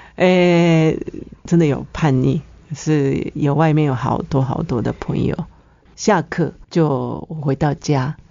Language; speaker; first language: Chinese; non-native, fluent; Japanese